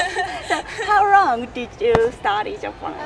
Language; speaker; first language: English; non-native, learner; Japanese